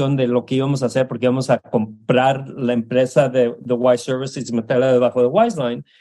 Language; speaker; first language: Spanish; early bilingual, heritage; Spanish